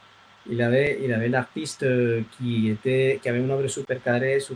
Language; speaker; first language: French; non-native, fluent; Spanish